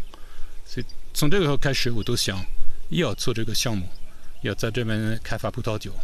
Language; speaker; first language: Chinese; non-native, fluent; French